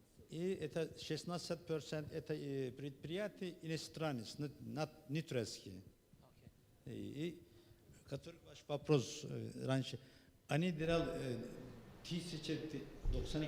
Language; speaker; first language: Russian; non-native, learner; Turkish